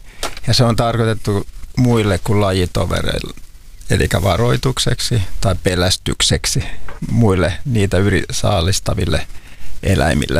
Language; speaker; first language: Finnish; native; Finnish